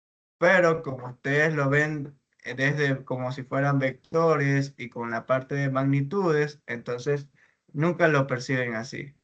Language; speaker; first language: Spanish; native; Spanish